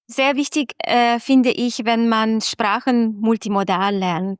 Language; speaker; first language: German; non-native, fluent; Hungarian